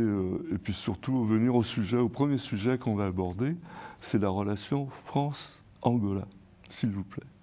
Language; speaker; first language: French; native; French